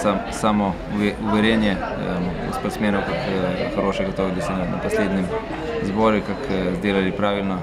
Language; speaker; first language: Russian; non-native, fluent; Slovenian